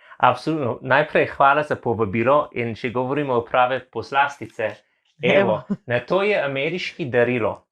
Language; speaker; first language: Slovenian; non-native, learner; English